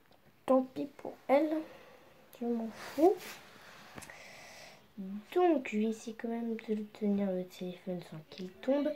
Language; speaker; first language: French; native; French